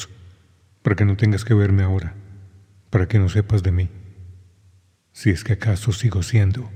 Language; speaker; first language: Spanish; native; Spanish